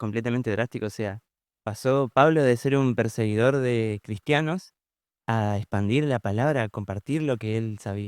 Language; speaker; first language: Spanish; native; Spanish